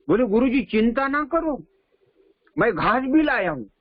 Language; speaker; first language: Hindi; non-native, local second language; Marathi